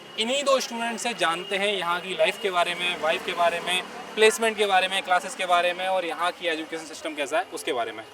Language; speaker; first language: Hindi; native; Hindi